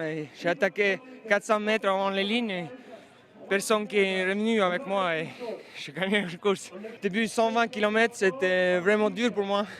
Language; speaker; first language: French; non-native, learner; Estonian